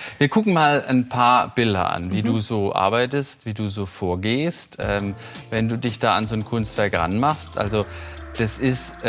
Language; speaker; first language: German; native; German